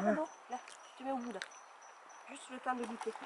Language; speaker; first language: French; native; French